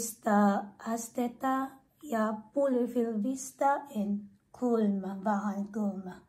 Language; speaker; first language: Finnish; non-native, learner; Filipino